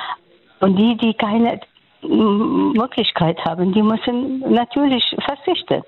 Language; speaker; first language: German; non-native, fluent; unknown